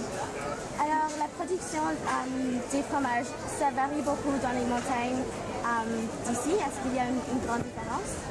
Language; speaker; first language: French; non-native, learner; English